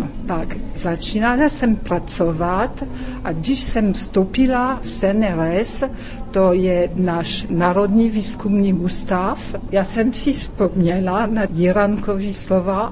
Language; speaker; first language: Czech; non-native, fluent; French